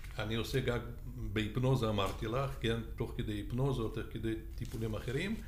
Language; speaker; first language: Hebrew; non-native, fluent; Russian